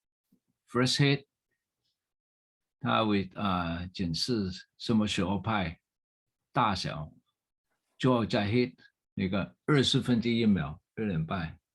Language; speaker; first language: Chinese; non-native, fluent; English